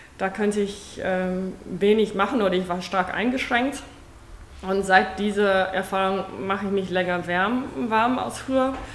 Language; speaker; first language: German; non-native, fluent; Afrikaans